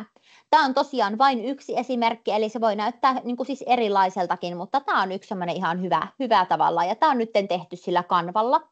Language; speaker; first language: Finnish; native; Finnish